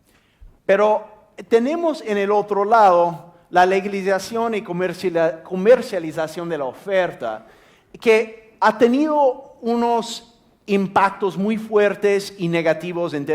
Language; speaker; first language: Spanish; non-native, fluent; English